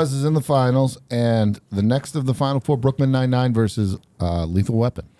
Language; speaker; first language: English; native; English